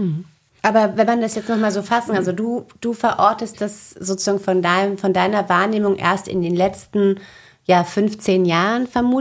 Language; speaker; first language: German; native; German